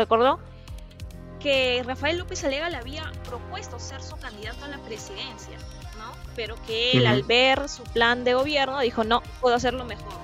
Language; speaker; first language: Spanish; native; Spanish